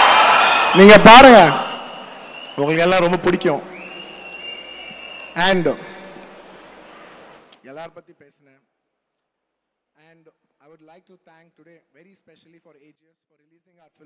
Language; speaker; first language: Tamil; non-native, learner; Telugu